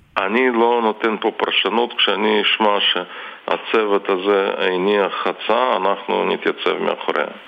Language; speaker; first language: Hebrew; non-native, fluent; Russian